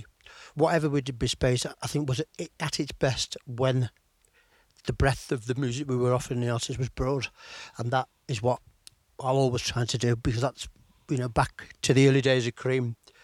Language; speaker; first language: English; native; English